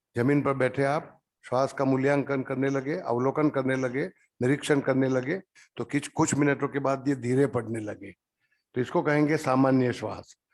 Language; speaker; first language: Hindi; non-native, local second language; Gujarati